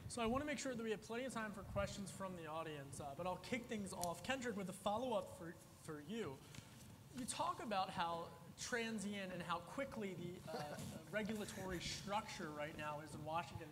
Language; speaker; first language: English; native; English